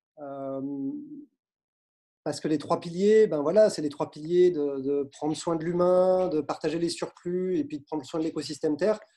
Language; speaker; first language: French; native; French